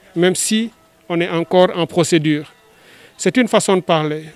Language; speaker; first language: French; non-native, local second language; Wolof